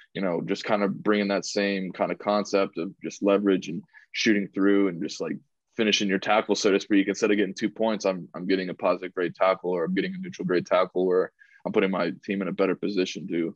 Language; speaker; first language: English; native; English